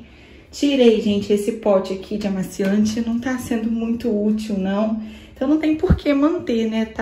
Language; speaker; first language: Portuguese; native; Portuguese